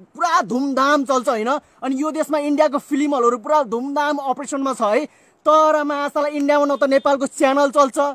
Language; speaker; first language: Nepali; native; Nepali